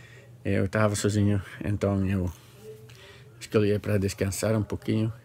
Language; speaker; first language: Portuguese; non-native, learner; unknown